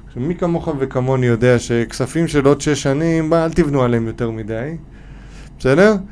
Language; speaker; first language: Hebrew; native; Hebrew